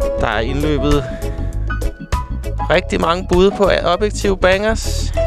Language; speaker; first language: Danish; native; Danish